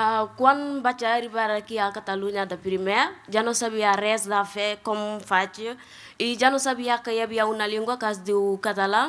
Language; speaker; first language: Catalan; non-native, learner; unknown